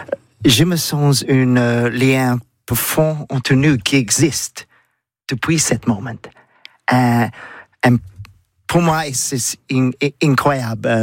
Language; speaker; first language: French; non-native, learner; English